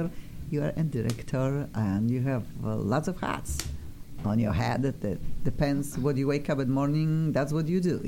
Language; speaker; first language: English; non-native, fluent; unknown